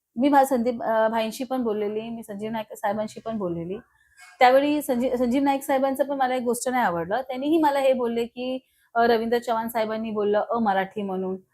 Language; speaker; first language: Marathi; non-native, local second language; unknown